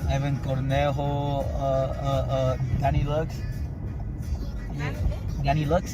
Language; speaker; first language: Spanish; early bilingual, heritage; English